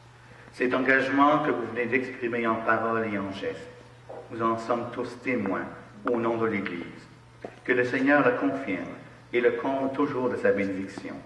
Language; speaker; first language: French; native; French